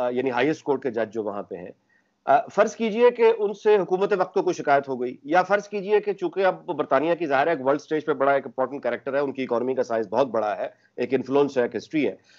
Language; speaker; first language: Urdu; native; Urdu